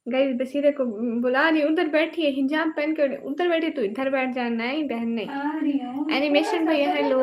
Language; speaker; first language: Urdu; non-native, local second language; Punjabi